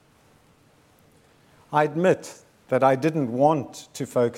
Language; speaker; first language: English; native; English